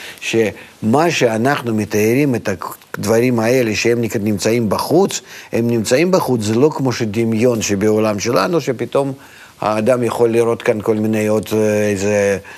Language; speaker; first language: Hebrew; non-native, fluent; Russian